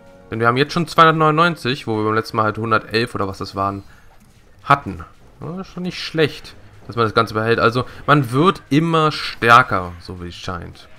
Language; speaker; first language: German; native; German